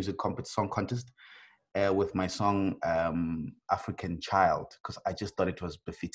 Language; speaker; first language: English; non-native, local second language; Swati